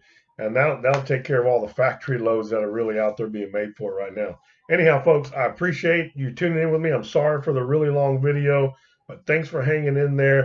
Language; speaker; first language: English; native; English